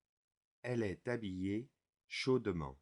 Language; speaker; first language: French; non-native, fluent; English